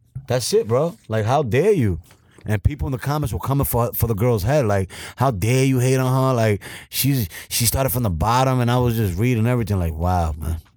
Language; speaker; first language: English; early bilingual, other home language; Spanish